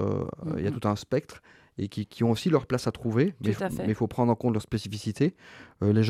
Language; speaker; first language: French; native; French